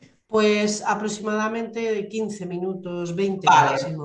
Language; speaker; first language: Spanish; native; Spanish